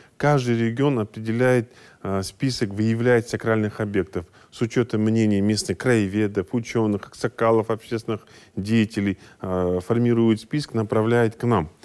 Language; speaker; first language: Russian; non-native, local second language; Kazakh